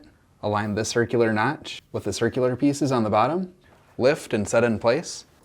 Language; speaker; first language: English; native; English